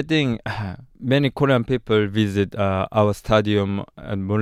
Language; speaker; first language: English; non-native, learner; Korean